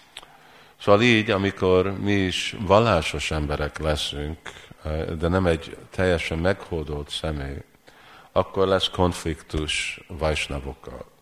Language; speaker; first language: Hungarian; early bilingual, heritage; Hungarian